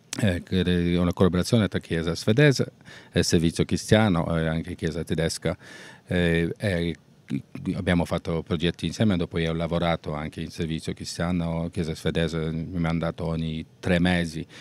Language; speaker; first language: Italian; non-native, learner; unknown